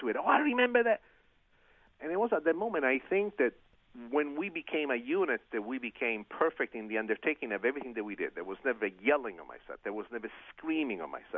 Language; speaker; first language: English; non-native, fluent; Italian